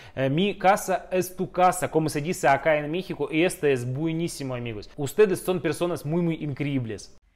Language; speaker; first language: Spanish; non-native, fluent; Russian